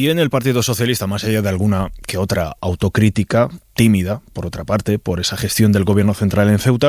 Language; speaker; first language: Spanish; native; Spanish